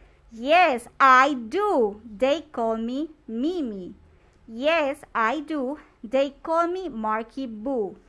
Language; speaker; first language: English; non-native, fluent; Spanish